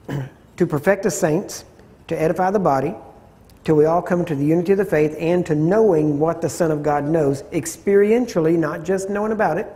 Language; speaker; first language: English; native; English